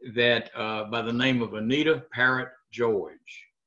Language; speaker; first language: English; native; English